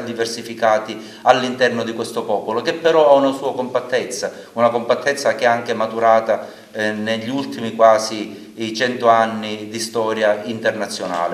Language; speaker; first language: Italian; native; Italian